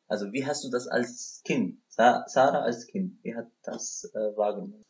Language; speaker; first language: German; non-native, fluent; Arabic